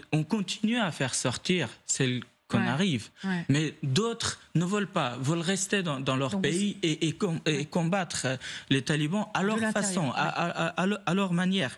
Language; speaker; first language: French; non-native, fluent; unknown